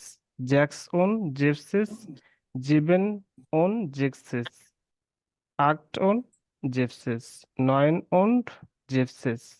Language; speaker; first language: German; non-native, learner; Bangla